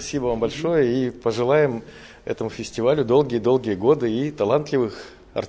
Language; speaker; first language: Russian; native; Russian